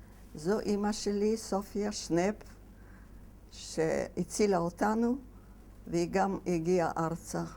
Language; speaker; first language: Hebrew; non-native, fluent; Yiddish